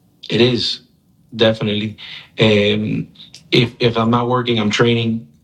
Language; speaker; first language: English; early bilingual, other home language; Spanish